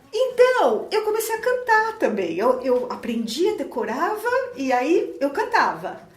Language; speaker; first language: Portuguese; native; Portuguese